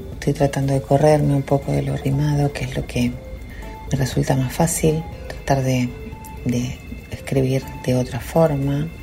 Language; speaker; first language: Spanish; native; Spanish